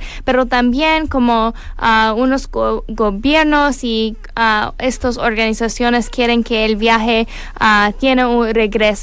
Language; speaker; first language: Spanish; non-native, learner; English